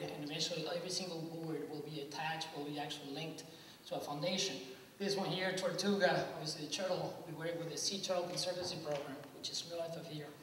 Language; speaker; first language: English; non-native, fluent; Spanish